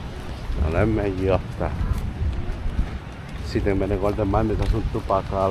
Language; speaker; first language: Finnish; non-native, learner; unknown